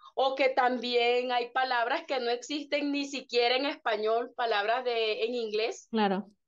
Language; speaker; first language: Spanish; native; Spanish